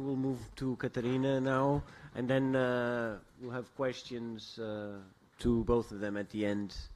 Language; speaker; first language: English; non-native, fluent; Portuguese